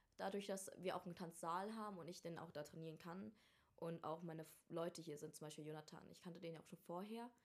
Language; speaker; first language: German; early bilingual, other home language; Vietnamese